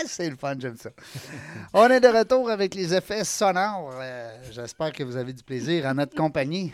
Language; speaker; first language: French; native; French